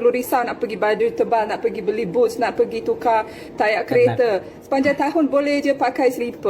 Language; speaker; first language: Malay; non-native, fluent; Bosnian